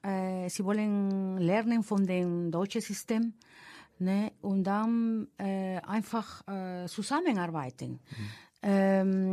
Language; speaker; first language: German; non-native, fluent; Spanish